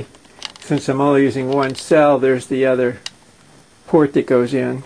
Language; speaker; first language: English; native; English